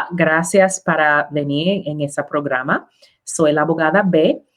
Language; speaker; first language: Spanish; non-native, learner; English